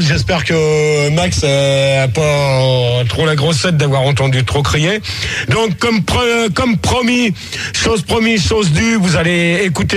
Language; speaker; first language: French; native; French